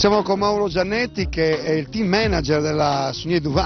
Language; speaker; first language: Italian; native; Italian